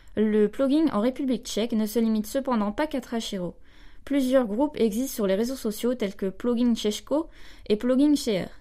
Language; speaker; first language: French; native; French